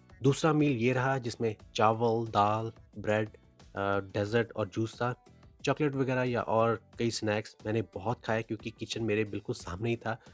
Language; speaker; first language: Hindi; native; Hindi